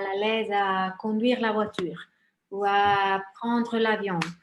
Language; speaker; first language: French; non-native, fluent; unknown